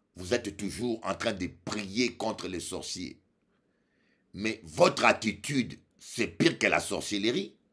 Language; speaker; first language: French; non-native, local second language; Lingala